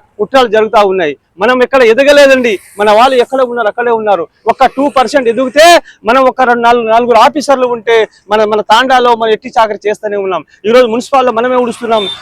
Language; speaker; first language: Telugu; non-native, local second language; Lambadi